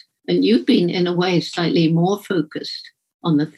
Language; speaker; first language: English; native; English